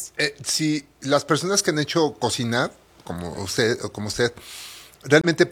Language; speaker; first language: Spanish; native; Spanish